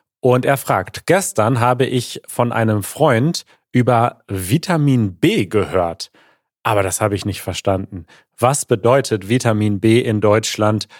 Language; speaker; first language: German; native; German